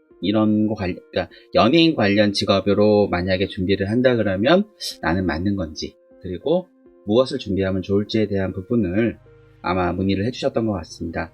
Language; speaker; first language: Korean; native; Korean